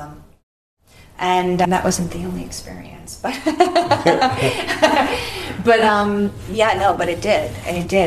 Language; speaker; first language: English; native; English